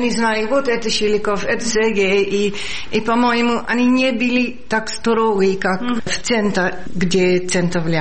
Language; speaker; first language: Russian; non-native, fluent; Dutch